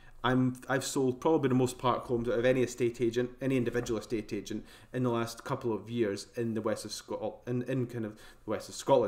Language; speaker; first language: English; native; English